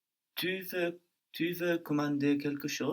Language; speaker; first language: French; non-native, learner; English